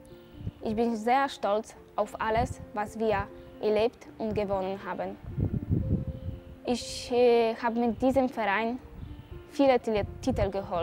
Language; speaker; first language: German; non-native, fluent; Polish